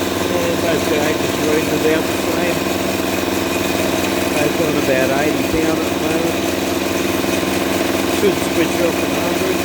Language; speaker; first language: English; native; English